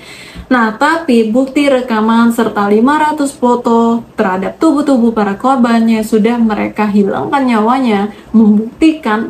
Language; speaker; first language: Indonesian; native; Indonesian